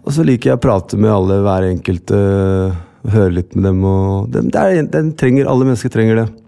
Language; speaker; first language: Norwegian; non-native, fluent; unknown